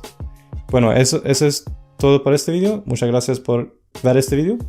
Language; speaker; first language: Spanish; non-native, fluent; Swedish